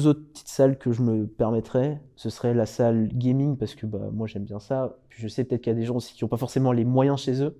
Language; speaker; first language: French; native; French